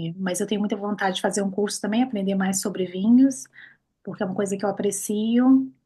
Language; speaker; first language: Portuguese; native; Portuguese